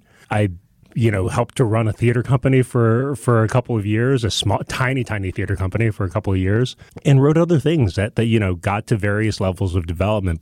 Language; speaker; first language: English; early bilingual, other home language; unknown